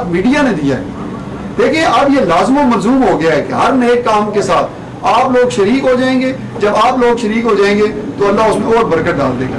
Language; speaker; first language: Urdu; non-native, local second language; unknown